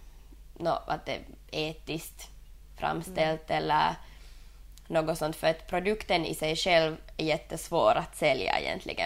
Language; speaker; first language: Swedish; non-native, local second language; Finnish